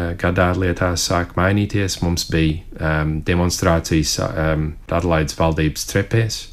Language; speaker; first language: Latvian; early bilingual, heritage; Latvian